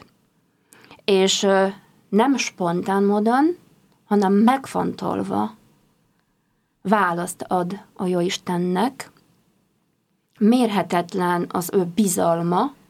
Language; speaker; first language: Hungarian; non-native, fluent; Polish